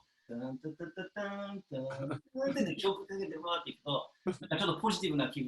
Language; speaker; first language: Japanese; native; Japanese